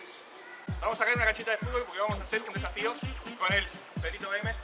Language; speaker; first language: Spanish; native; Spanish